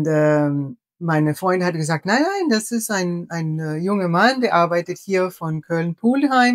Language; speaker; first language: German; non-native, fluent; Spanish